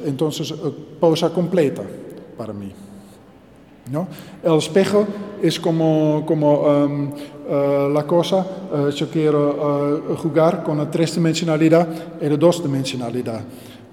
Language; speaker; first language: Spanish; non-native, learner; Dutch